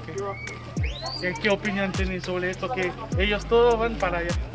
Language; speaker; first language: Spanish; non-native, learner; Haitian Creole